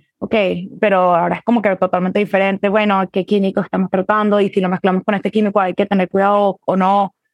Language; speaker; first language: Spanish; early bilingual, heritage; Spanish